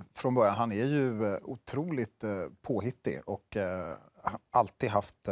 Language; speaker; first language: Swedish; native; Swedish